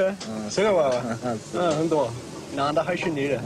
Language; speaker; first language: Chinese; non-native, learner; English